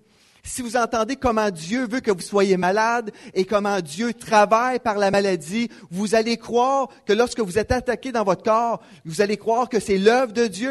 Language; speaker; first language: French; native; French